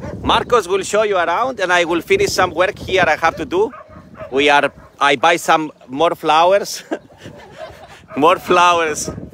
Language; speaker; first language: English; non-native, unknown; Greek